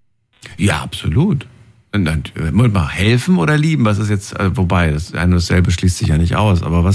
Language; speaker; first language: German; native; German